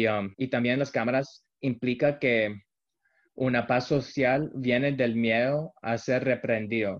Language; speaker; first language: Spanish; early bilingual, heritage; Spanish